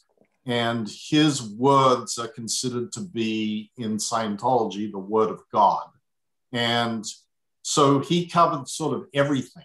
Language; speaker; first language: English; native; English